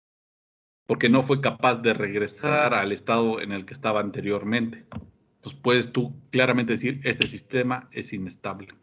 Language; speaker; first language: Spanish; native; Spanish